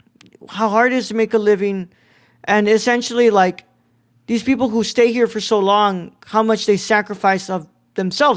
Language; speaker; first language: English; native; English